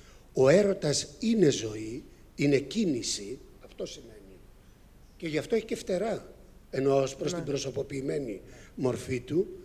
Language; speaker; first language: Greek; native; Greek